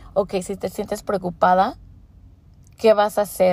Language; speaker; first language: Spanish; early bilingual, heritage; Spanish